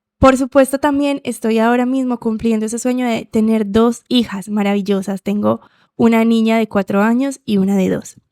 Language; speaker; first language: Spanish; native; Spanish